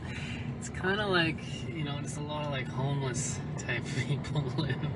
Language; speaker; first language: English; native; English